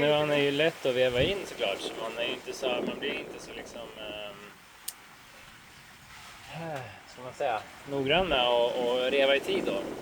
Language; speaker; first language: Swedish; native; Swedish